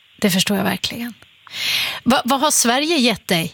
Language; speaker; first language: Swedish; native; Swedish